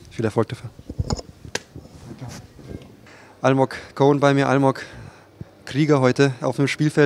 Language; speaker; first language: German; native; German